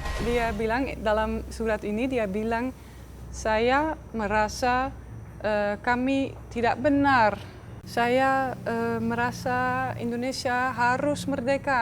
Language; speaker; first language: Indonesian; non-native, fluent; Dutch